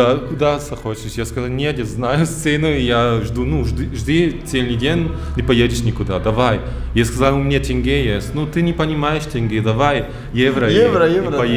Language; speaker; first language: Russian; early bilingual, heritage; German